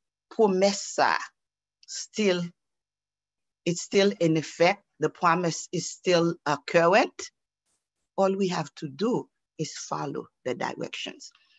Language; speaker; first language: English; non-native, fluent; Haitian Creole